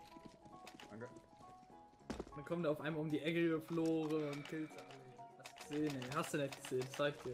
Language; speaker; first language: German; native; German